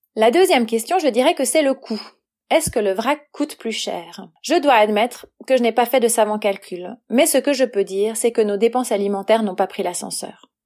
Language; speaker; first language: French; native; French